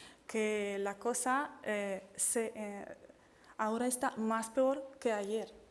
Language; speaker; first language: Spanish; non-native, fluent; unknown